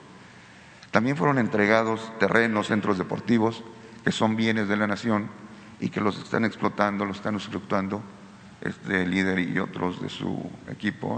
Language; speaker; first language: Spanish; native; Spanish